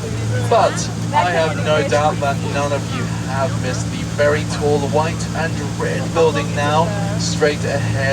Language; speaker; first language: English; non-native, fluent; Swedish